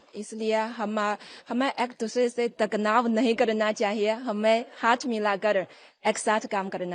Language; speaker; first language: Hindi; non-native, fluent; Chinese